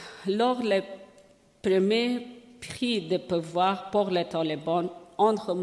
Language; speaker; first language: French; non-native, learner; Persian